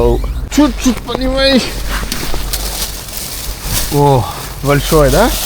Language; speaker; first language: Russian; non-native, learner; Hindi